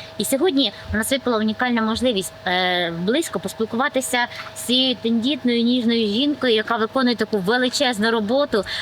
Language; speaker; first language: Ukrainian; native; Ukrainian